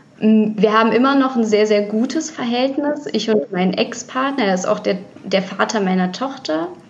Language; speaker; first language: German; early bilingual, other home language; Russian